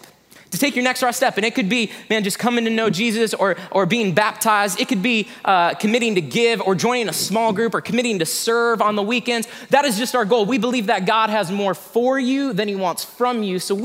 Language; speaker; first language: English; native; English